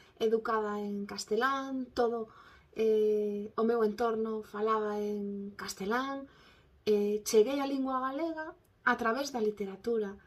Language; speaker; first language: Galician; non-native, local second language; Spanish